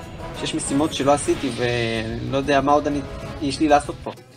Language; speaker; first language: Hebrew; native; Hebrew